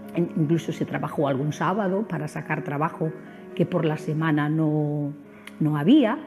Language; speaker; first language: Spanish; native; Spanish